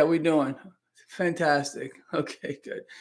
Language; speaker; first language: English; native; English